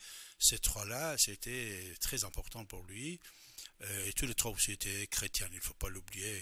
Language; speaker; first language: French; non-native, fluent; Persian